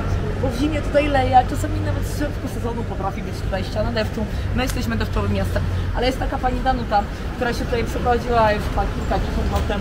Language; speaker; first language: Polish; native; Polish